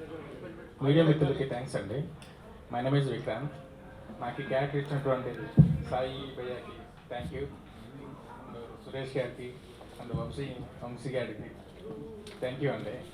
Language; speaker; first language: Telugu; native; Telugu